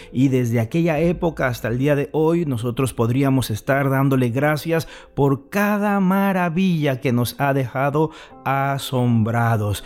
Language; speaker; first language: Spanish; native; Spanish